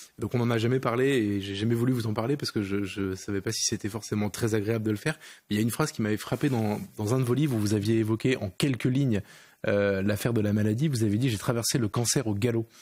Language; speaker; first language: French; native; French